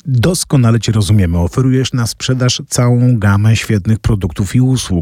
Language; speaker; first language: Polish; native; Polish